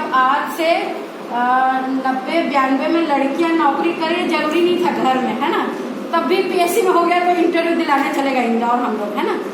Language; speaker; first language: Hindi; non-native, local second language; Chhattisgarhi